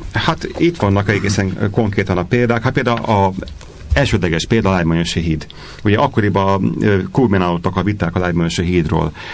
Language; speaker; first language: Hungarian; native; Hungarian